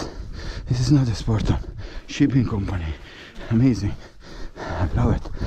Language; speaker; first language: English; non-native, learner; Persian